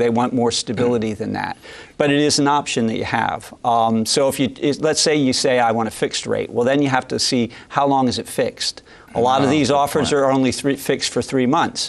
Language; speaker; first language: English; native; English